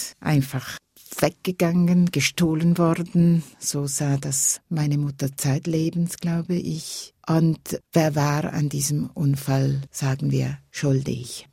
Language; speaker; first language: German; non-native, local second language; Italian